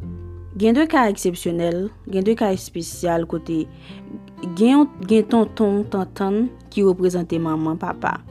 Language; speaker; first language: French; non-native, local second language; Haitian Creole